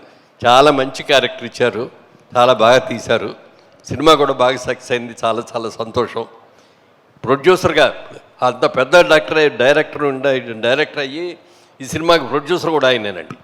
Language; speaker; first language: Telugu; native; Telugu